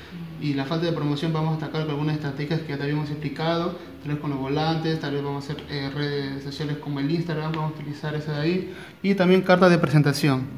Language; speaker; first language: Spanish; native; Spanish